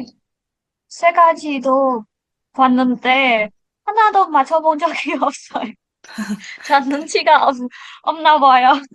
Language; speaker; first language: Korean; non-native, learner; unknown